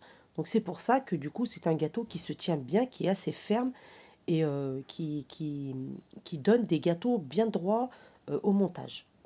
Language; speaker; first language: French; native; French